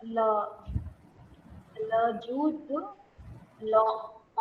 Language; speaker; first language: French; non-native, learner; Tamil